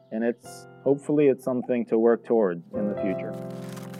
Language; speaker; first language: English; early bilingual, other home language; Bulgarian